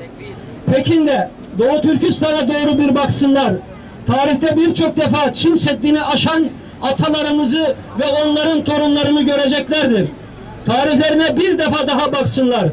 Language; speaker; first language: Turkish; native; Turkish